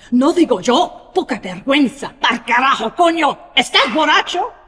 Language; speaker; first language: Spanish; early bilingual, other home language; English